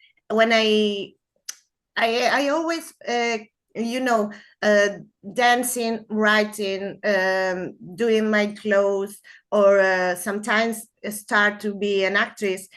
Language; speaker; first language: English; non-native, learner; Spanish